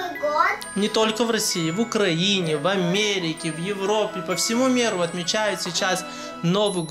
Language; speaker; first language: Russian; native; Russian